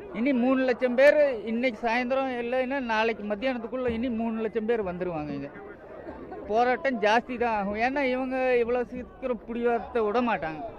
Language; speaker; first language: Tamil; non-native, fluent; Punjabi